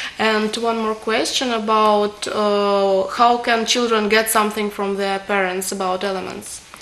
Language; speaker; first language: English; non-native, fluent; Russian